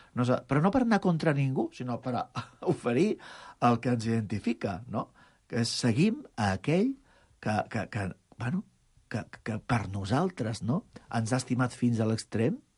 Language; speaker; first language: Catalan; non-native, local second language; Spanish